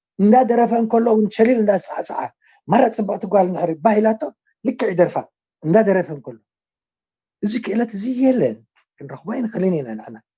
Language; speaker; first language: Tigrinya; non-native, local second language; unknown